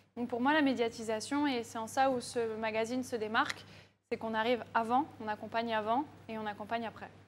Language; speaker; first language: French; native; French